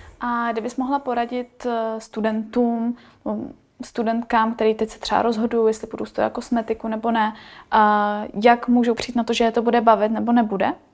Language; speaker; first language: Czech; native; Czech